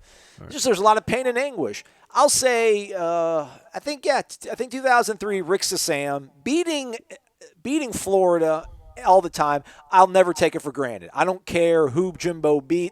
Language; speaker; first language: English; native; English